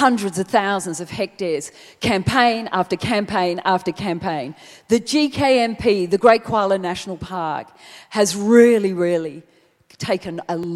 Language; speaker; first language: English; native; English